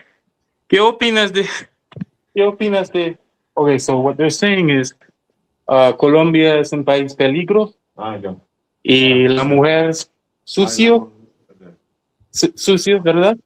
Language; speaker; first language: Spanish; non-native, learner; English